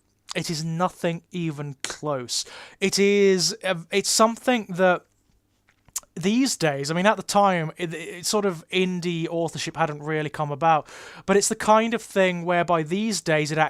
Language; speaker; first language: English; native; English